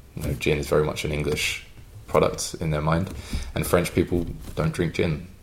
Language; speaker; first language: English; native; English